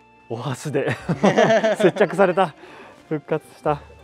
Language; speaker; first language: Japanese; native; Japanese